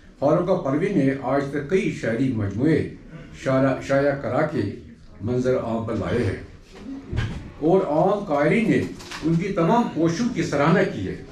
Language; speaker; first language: Urdu; non-native, local second language; Kashmiri